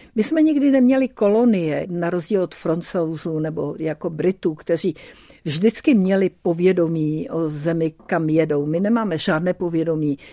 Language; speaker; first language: Czech; early bilingual, heritage; Czech